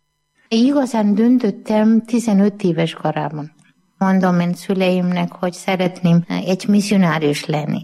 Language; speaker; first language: Hungarian; non-native, learner; Malayalam